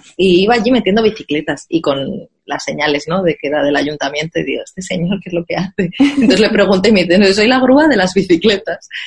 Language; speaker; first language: Spanish; native; Spanish